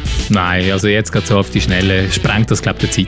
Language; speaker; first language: German; native; German